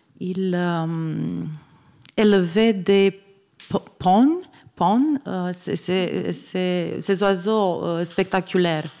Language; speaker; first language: French; non-native, fluent; Romanian